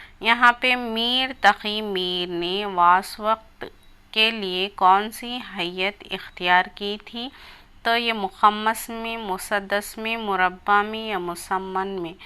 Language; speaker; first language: Urdu; native; Urdu